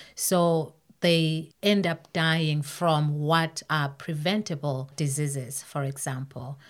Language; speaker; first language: English; non-native, local second language; North Ndebele